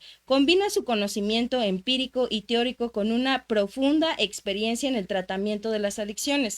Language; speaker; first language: Spanish; native; Spanish